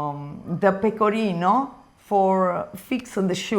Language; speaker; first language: English; non-native, learner; Italian